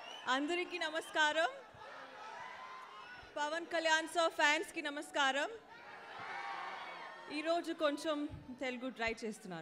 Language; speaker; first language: Telugu; non-native, learner; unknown